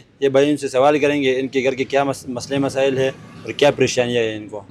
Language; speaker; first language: Urdu; native; Urdu